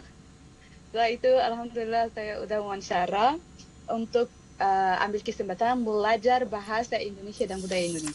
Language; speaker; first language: Indonesian; non-native, fluent; Arabic